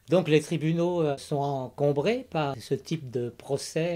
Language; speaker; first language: French; native; French